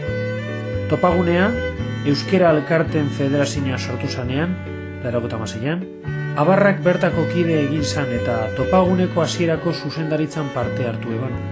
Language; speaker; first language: Basque; native; Basque